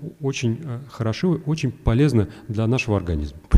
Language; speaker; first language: Russian; native; Russian